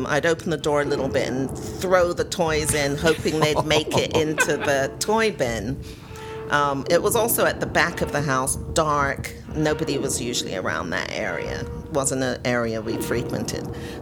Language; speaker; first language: English; native; English